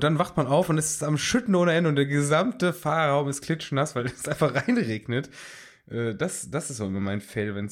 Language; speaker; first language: German; native; German